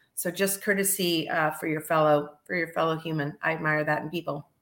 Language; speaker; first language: English; native; English